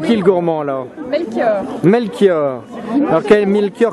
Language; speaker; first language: French; native; French